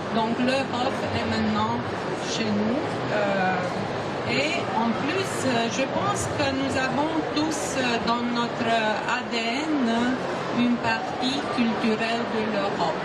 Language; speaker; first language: French; non-native, fluent; Romanian